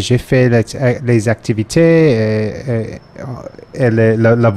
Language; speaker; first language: French; non-native, learner; English